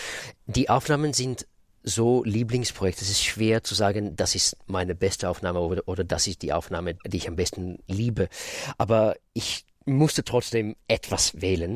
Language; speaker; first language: German; non-native, fluent; Russian